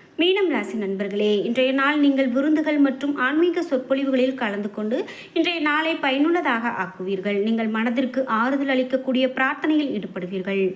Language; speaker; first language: Tamil; native; Tamil